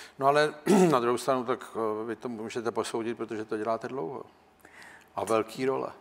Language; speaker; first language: Czech; native; Czech